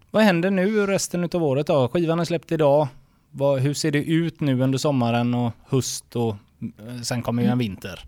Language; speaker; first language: Swedish; native; Swedish